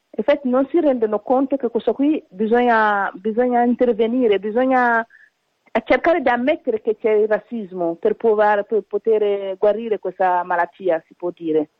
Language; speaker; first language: Italian; early bilingual, other home language; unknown